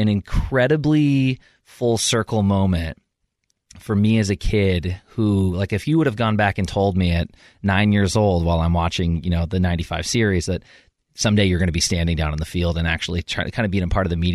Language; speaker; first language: English; native; English